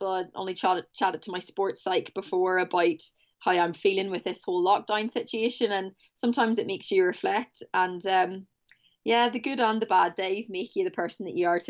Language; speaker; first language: English; native; English